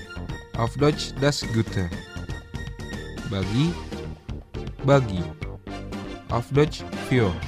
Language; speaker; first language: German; non-native, fluent; Indonesian